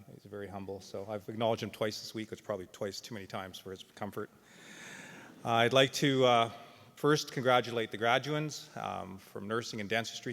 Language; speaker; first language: English; native; English